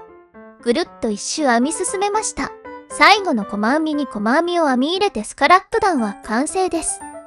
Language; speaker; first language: Japanese; native; Japanese